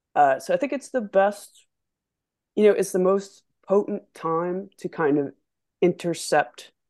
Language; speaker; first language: English; native; English